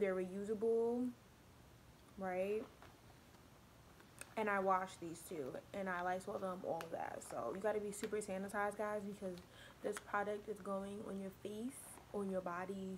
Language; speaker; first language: English; native; English